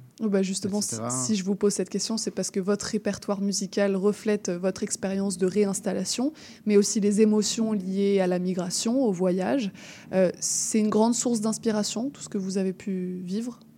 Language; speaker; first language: French; native; French